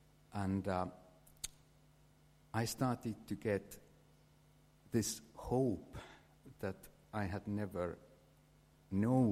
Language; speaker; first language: English; non-native, fluent; Finnish